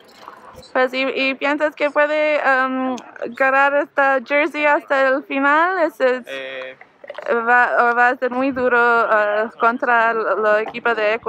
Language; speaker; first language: Spanish; non-native, learner; English